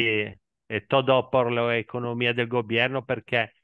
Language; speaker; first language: Spanish; non-native, learner; Italian